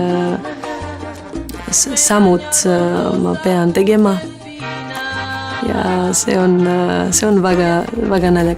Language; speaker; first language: Estonian; non-native, learner; Greek